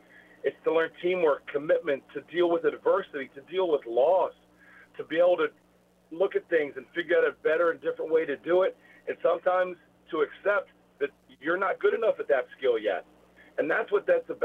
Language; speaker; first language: English; native; English